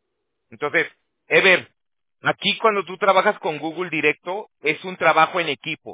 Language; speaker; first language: Spanish; native; Spanish